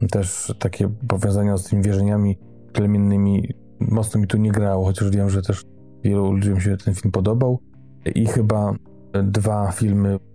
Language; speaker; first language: Polish; native; Polish